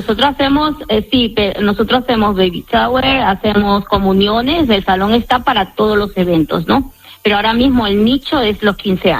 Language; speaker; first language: Spanish; native; Spanish